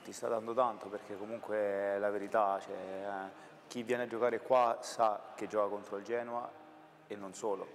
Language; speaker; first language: Italian; native; Italian